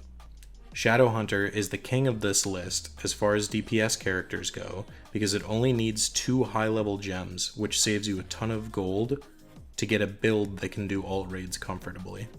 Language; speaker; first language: English; native; English